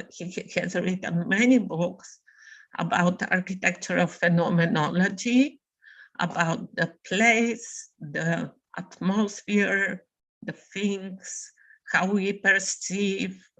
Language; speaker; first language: English; non-native, fluent; Bulgarian